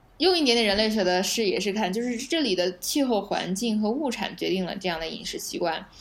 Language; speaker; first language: Chinese; native; Chinese